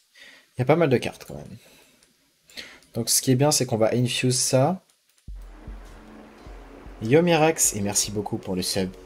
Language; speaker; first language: French; native; French